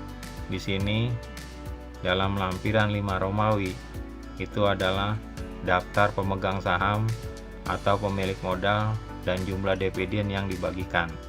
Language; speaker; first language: Indonesian; native; Indonesian